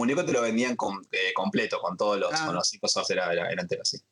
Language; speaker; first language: Spanish; native; Spanish